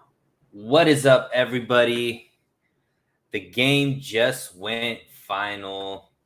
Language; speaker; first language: English; native; English